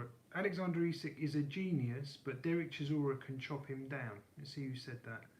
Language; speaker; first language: English; native; English